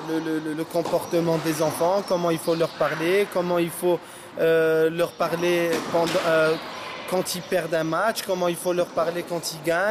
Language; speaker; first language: French; non-native, local second language; Arabic